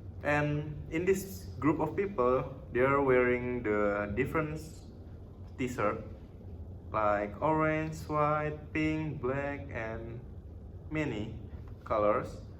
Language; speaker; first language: English; non-native, learner; Indonesian